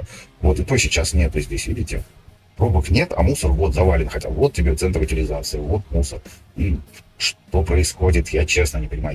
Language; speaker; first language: Russian; native; Russian